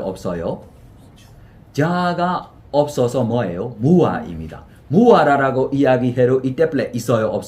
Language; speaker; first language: Korean; non-native, fluent; Burmese